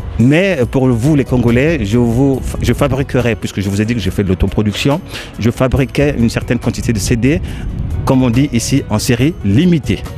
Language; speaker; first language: French; non-native, local second language; Lingala